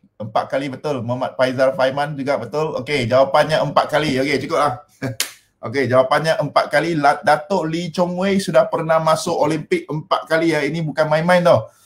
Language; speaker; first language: Malay; non-native, local second language; Min Nan Chinese